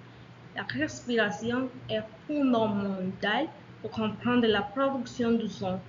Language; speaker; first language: French; non-native, learner; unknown